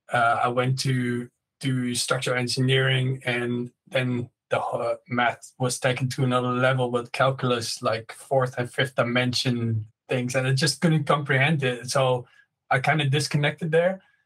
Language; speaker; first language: English; non-native, fluent; Dutch